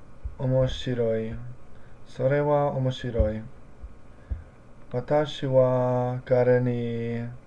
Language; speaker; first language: Japanese; non-native, learner; English